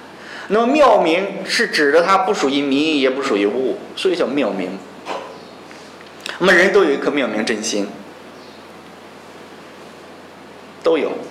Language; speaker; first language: Chinese; native; Chinese